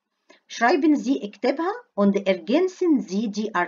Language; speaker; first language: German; non-native, fluent; Arabic